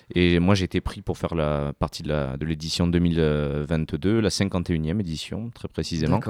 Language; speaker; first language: French; native; French